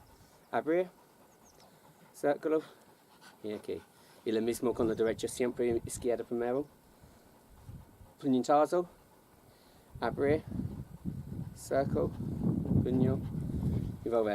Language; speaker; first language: Spanish; non-native, learner; English